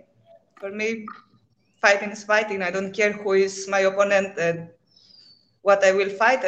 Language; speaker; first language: English; non-native, learner; Greek